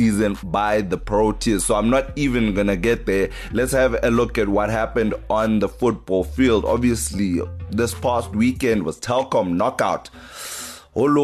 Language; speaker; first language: English; non-native, local second language; Xhosa